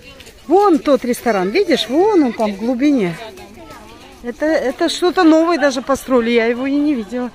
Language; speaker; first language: Russian; native; Russian